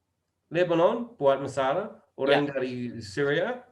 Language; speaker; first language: Indonesian; non-native, learner; English